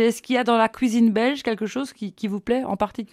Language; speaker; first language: French; native; French